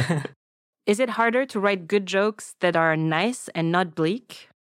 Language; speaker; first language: English; non-native, fluent; French